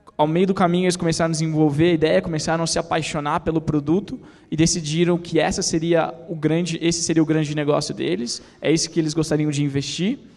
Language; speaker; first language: Portuguese; native; Portuguese